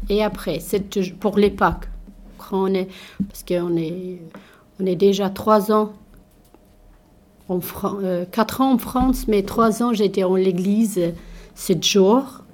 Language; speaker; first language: French; non-native, learner; Albanian